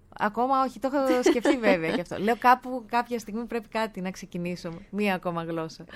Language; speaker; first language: Greek; native; Greek